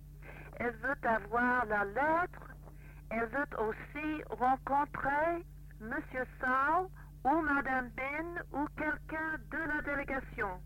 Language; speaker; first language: French; non-native, fluent; English